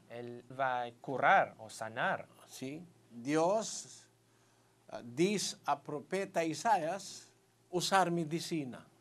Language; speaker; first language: Spanish; non-native, learner; Filipino